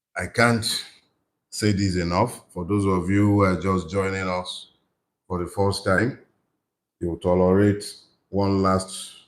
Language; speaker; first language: English; non-native, local second language; Yoruba